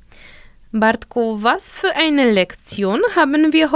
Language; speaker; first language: German; non-native, fluent; Polish